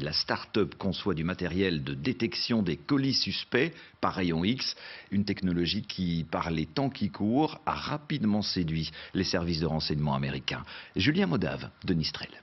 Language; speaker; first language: French; native; French